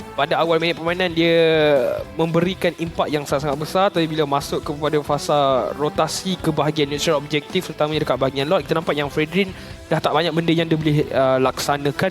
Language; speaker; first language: Malay; native; Malay